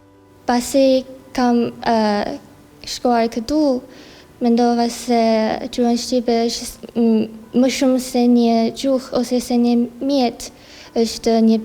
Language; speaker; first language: Albanian; non-native, learner; Chinese